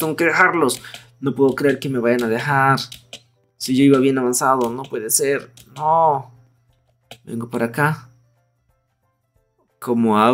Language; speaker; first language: Spanish; native; Spanish